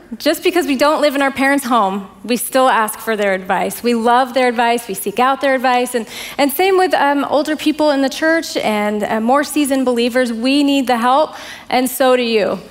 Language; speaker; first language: English; native; English